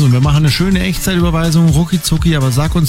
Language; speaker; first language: German; native; German